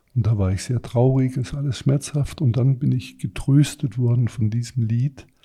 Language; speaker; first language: German; non-native, fluent; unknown